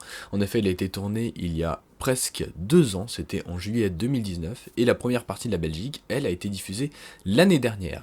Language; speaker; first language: French; native; French